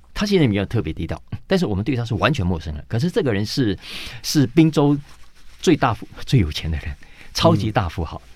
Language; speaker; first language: Chinese; native; Chinese